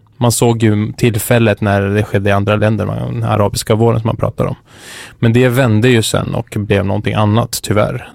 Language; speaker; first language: Swedish; early bilingual, other home language; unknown